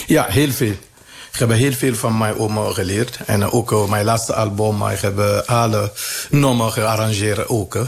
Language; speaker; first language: Dutch; non-native, learner; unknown